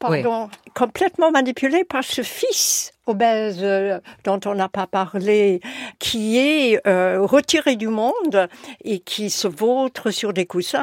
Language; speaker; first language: French; non-native, fluent; English